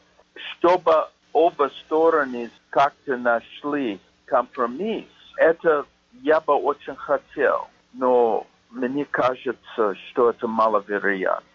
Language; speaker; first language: Russian; non-native, fluent; English